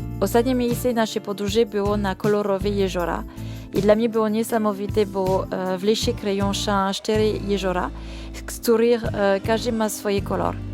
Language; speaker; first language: Polish; non-native, learner; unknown